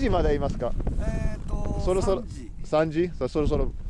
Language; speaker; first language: Japanese; non-native, learner; English